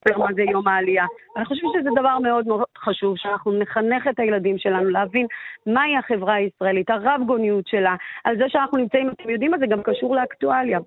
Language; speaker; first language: Hebrew; early bilingual, other home language; Amharic